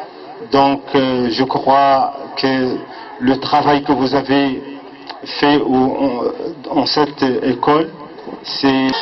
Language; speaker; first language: French; non-native, local second language; Arabic